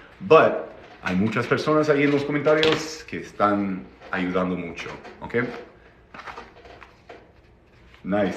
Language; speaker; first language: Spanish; non-native, fluent; English